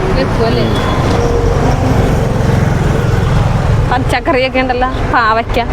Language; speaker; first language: Malayalam; native; Malayalam